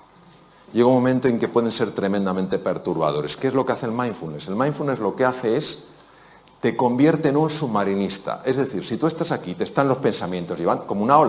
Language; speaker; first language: Spanish; native; Spanish